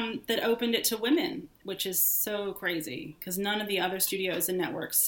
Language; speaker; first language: English; native; English